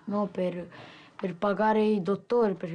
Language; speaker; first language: Italian; early bilingual, other home language; Romanian